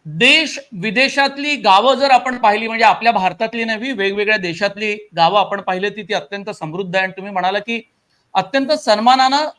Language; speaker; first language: Marathi; native; Marathi